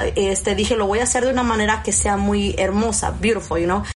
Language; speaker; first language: Spanish; early bilingual, heritage; Spanish